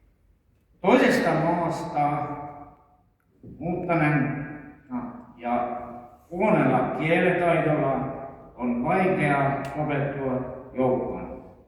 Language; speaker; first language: Finnish; non-native, local second language; Estonian